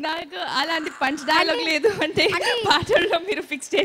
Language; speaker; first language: Telugu; non-native, fluent; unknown